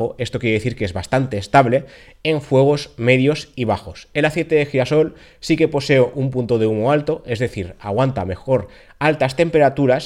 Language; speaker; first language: Spanish; native; Spanish